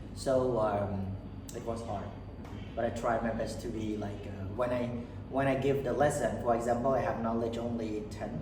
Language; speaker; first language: English; non-native, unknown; Khmer